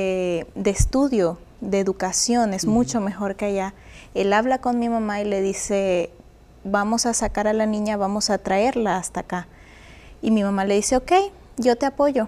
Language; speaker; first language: Spanish; native; Spanish